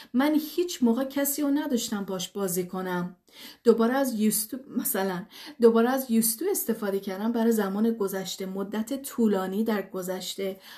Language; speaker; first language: Persian; non-native, fluent; English